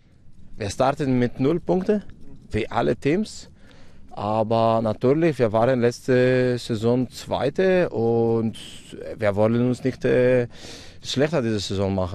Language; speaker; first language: German; non-native, fluent; Greek